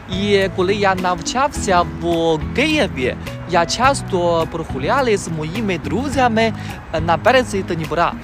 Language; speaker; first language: Ukrainian; non-native, learner; Chinese